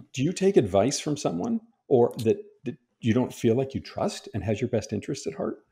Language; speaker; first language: English; native; English